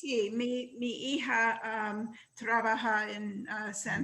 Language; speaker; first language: Spanish; non-native, learner; English